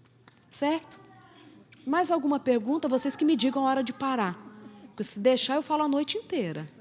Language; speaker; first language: Portuguese; native; Portuguese